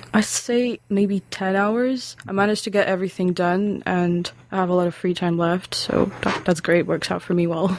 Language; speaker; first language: English; non-native, fluent; Lithuanian